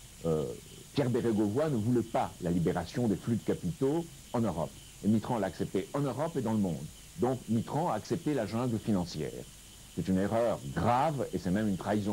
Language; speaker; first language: French; native; French